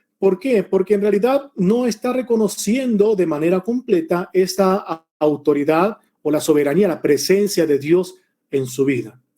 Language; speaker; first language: Spanish; early bilingual, other home language; Korean